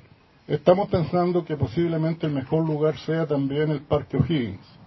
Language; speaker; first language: Spanish; native; Spanish